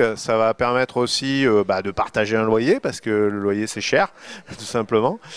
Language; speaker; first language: French; native; French